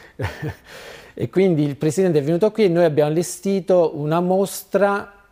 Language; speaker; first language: Italian; native; Italian